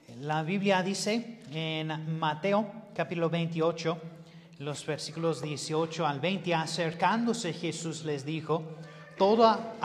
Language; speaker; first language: Spanish; non-native, learner; English